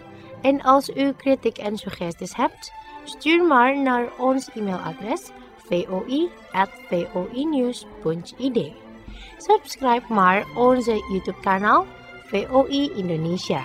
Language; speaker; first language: Dutch; non-native, fluent; Indonesian